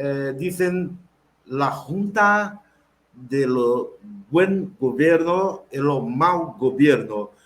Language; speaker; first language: Spanish; non-native, local second language; Portuguese